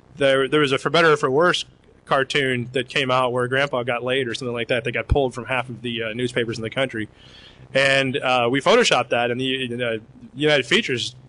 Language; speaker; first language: English; native; English